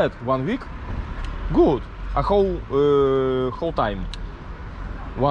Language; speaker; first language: English; non-native, learner; Polish